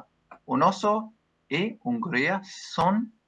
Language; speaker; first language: Spanish; non-native, learner; English